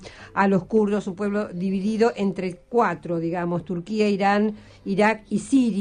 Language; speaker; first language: Spanish; native; Spanish